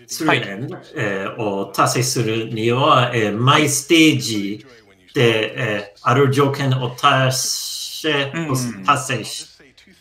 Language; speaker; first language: Japanese; non-native, learner; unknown